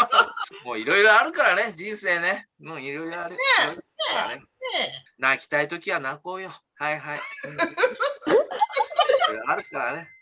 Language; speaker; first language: Japanese; native; Japanese